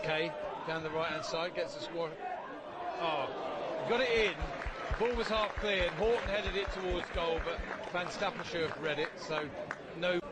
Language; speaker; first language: English; native; English